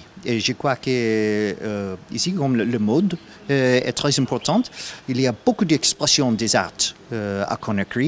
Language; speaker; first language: French; non-native, learner; English